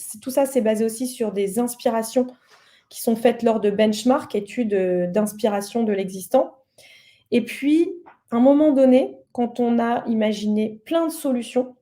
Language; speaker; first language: French; native; French